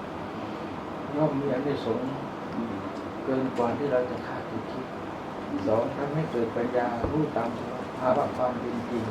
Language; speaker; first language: Thai; native; Thai